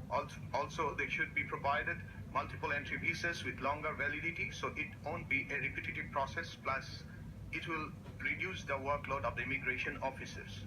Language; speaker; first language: English; non-native, local second language; Bangla